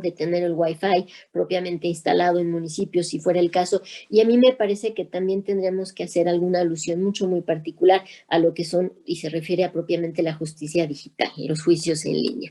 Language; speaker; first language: Spanish; native; Spanish